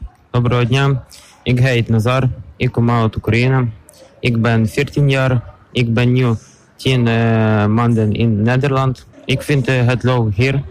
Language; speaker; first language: Dutch; non-native, learner; Ukrainian